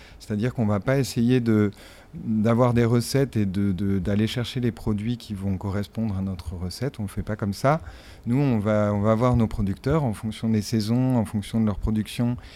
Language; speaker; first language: French; native; French